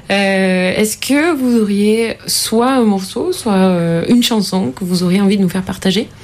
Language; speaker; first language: French; native; French